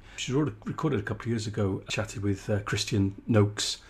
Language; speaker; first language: English; native; English